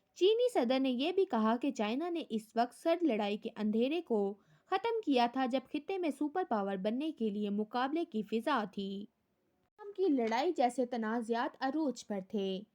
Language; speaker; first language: Urdu; native; Urdu